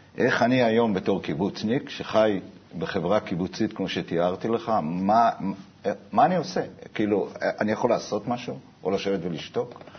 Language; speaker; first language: Hebrew; native; Hebrew